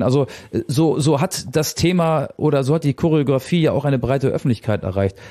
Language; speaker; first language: German; native; German